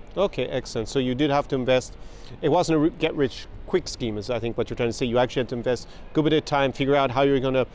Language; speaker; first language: English; native; English